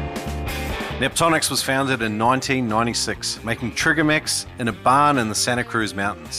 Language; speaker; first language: English; native; English